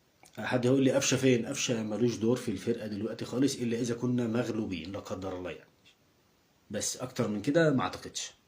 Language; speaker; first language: Arabic; native; Arabic